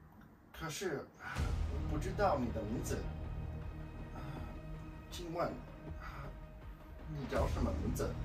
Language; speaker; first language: Chinese; non-native, learner; English